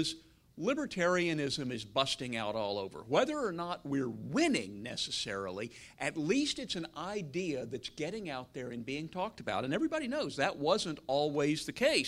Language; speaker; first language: English; native; English